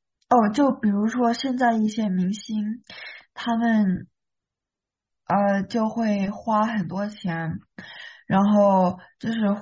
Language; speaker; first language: Chinese; early bilingual, heritage; Chinese